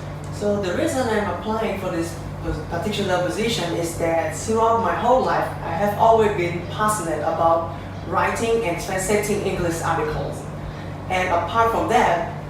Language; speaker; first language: English; non-native, fluent; Khmer